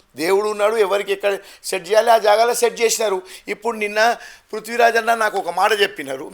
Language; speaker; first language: Telugu; non-native, local second language; Gujarati